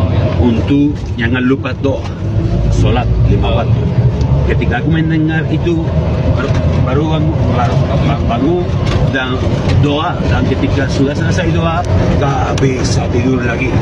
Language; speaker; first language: Indonesian; non-native, learner; Spanish